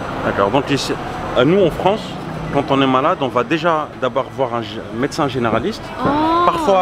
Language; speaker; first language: French; native; French